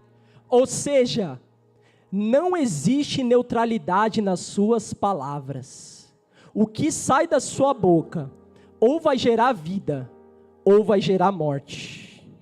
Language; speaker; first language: Portuguese; native; Portuguese